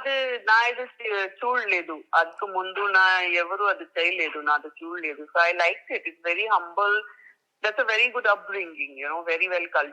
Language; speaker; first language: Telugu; non-native, learner; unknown